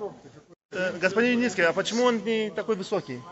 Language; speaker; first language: Russian; non-native, fluent; Italian